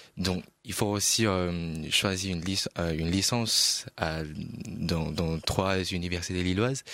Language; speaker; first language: French; non-native, learner; Chinese